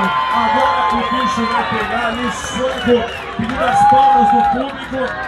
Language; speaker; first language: Portuguese; native; Portuguese